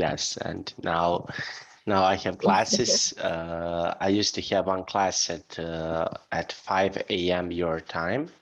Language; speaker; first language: English; non-native, fluent; Serbian